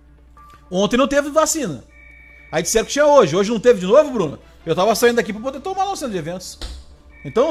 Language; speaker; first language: Portuguese; native; Portuguese